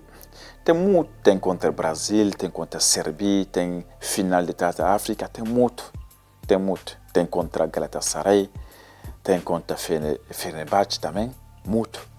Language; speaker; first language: Portuguese; non-native, learner; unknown